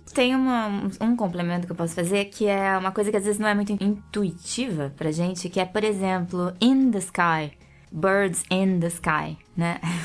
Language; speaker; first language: Portuguese; native; Portuguese